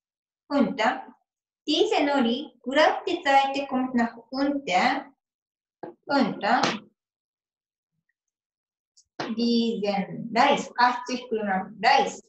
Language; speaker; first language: German; non-native, learner; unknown